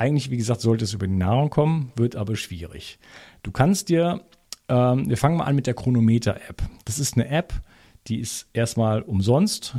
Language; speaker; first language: German; native; German